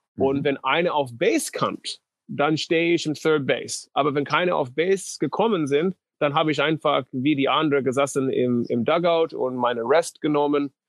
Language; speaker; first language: German; non-native, fluent; English